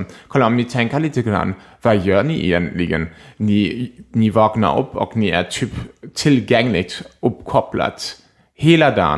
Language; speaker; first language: Swedish; non-native, fluent; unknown